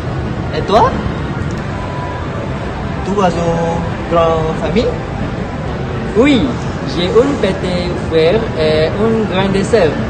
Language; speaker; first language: French; non-native, learner; Malay